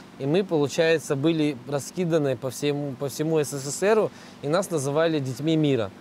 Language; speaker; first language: Russian; native; Russian